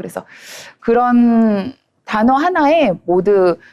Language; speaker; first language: Korean; native; Korean